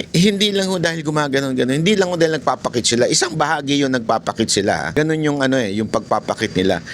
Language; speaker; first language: Filipino; native; Filipino